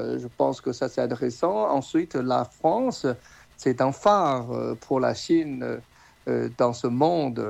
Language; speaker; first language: French; non-native, learner; Chinese